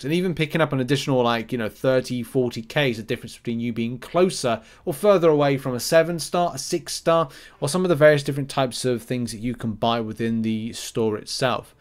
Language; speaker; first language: English; native; English